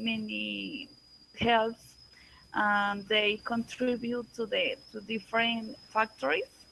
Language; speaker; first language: English; non-native, learner; Spanish